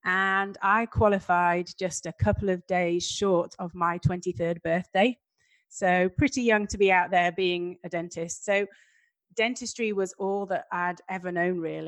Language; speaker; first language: English; native; English